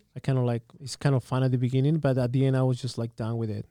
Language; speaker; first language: English; non-native, fluent; Spanish